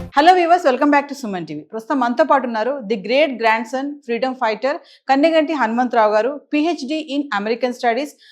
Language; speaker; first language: Telugu; native; Telugu